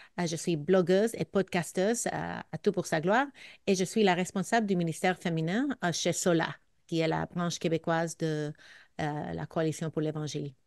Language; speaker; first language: French; non-native, fluent; English